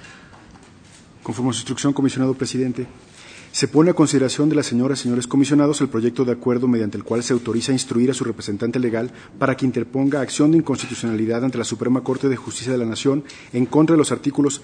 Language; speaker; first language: Spanish; native; Spanish